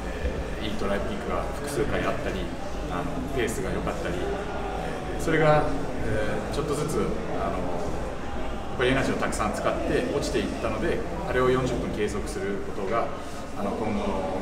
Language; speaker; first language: Japanese; native; Japanese